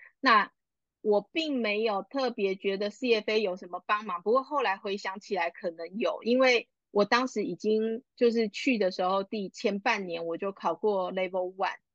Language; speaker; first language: Chinese; native; Chinese